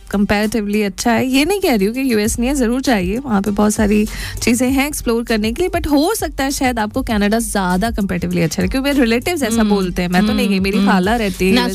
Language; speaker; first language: Hindi; native; Hindi